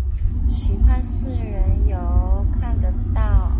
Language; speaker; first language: Chinese; non-native, local second language; Cantonese